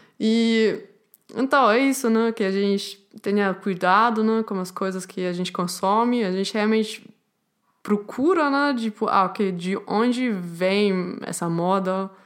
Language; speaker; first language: Portuguese; non-native, fluent; German